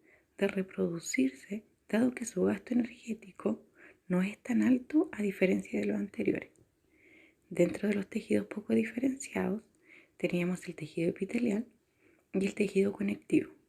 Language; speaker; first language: Spanish; native; Spanish